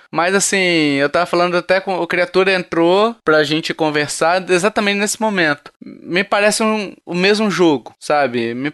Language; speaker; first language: Portuguese; native; Portuguese